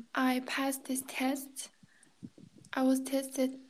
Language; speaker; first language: English; non-native, learner; Kazakh